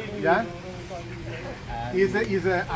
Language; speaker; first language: English; non-native, learner; Italian